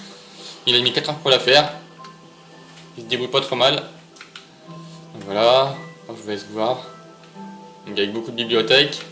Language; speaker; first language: French; native; French